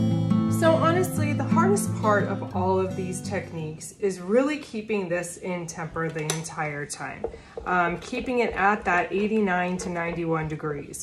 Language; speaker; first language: English; native; English